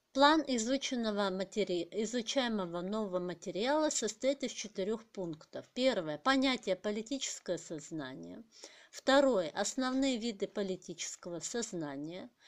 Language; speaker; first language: Russian; non-native, local second language; Kazakh